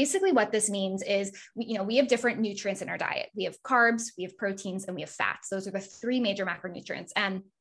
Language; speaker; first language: English; native; English